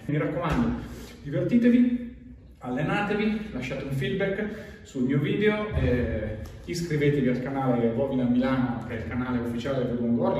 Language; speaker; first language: Italian; native; Italian